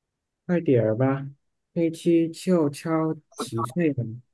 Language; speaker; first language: Chinese; non-native, learner; Vietnamese